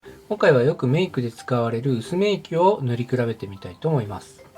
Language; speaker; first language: Japanese; native; Japanese